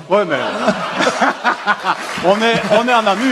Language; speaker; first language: French; native; French